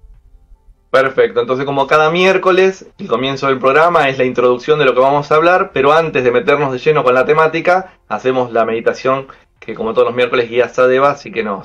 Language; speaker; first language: Spanish; native; Spanish